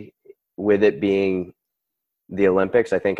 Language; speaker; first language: English; native; English